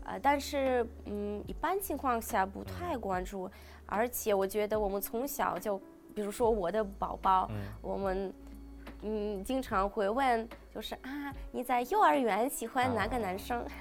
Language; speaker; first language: Chinese; non-native, fluent; Russian